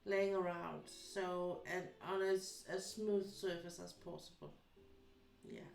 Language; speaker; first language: English; non-native, fluent; Danish